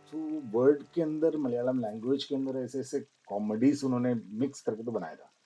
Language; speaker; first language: Hindi; non-native, local second language; Malayalam